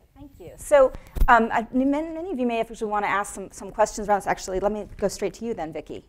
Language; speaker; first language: English; native; English